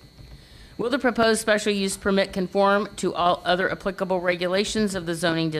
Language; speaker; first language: English; native; English